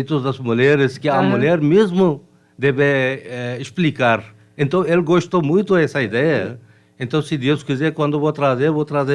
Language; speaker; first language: Portuguese; non-native, fluent; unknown